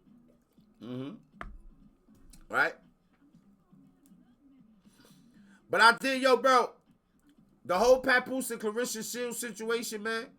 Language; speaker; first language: English; native; English